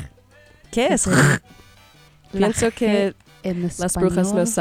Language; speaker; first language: Spanish; non-native, learner; English